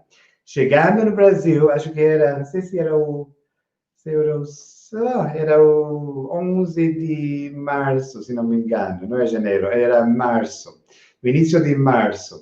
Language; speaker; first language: Portuguese; non-native, fluent; English